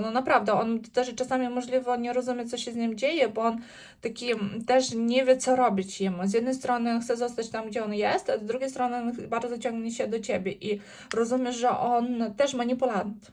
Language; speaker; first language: Polish; non-native, learner; Ukrainian